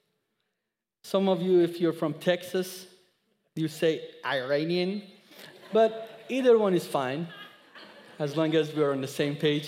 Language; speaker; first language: English; non-native, fluent; Persian